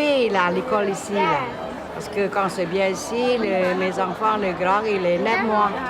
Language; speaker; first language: French; non-native, learner; Khmer